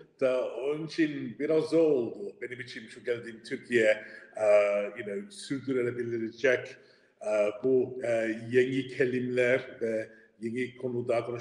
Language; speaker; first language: Turkish; early bilingual, heritage; English